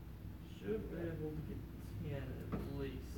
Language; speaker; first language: English; native; English